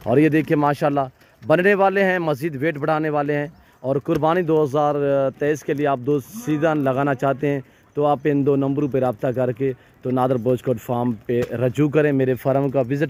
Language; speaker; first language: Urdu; non-native, local second language; Saraiki